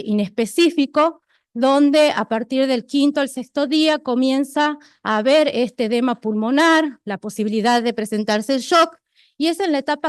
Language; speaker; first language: Spanish; native; Spanish